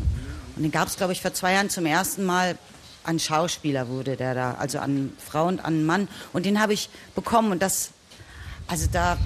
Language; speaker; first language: German; native; German